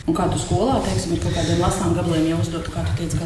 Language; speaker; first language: Latvian; native; Latvian